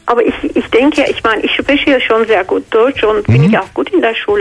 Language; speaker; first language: German; non-native, fluent; Georgian